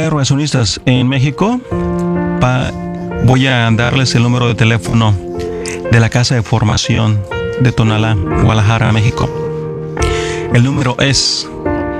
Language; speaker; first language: Spanish; native; Spanish